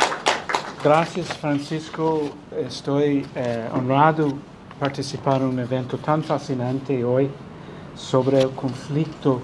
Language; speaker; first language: Spanish; non-native, fluent; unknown